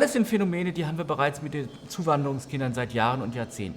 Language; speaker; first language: German; native; German